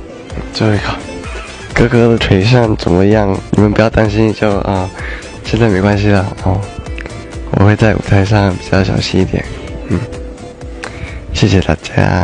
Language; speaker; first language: Chinese; early bilingual, heritage; Chinese